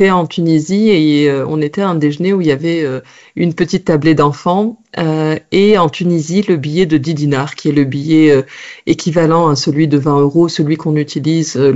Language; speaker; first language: French; non-native, local second language; Arabic